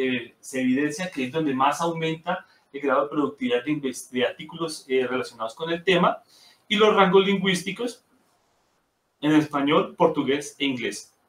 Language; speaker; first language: Spanish; native; Spanish